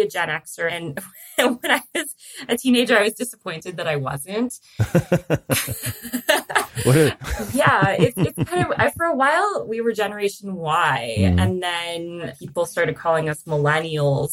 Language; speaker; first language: English; native; English